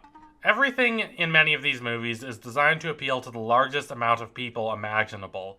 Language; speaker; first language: English; native; English